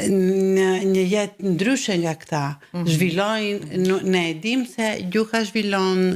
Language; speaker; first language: Albanian; early bilingual, heritage; Albanian